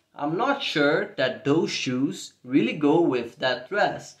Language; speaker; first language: English; non-native, fluent; Portuguese